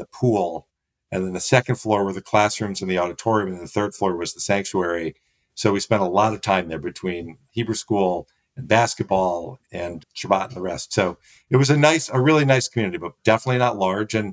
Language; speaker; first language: English; native; English